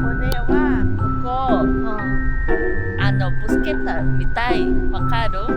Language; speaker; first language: Japanese; native; Japanese